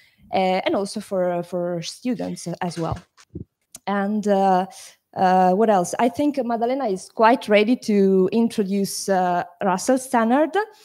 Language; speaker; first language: English; non-native, fluent; Italian